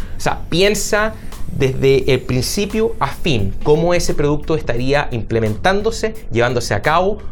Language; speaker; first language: Spanish; native; Spanish